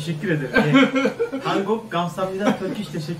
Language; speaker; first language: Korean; non-native, learner; Turkish